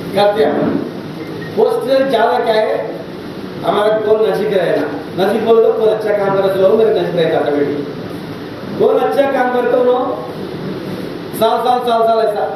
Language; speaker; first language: Hindi; native; Hindi